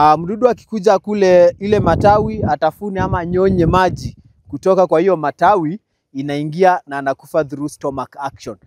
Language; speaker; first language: Swahili; non-native, local second language; Kamba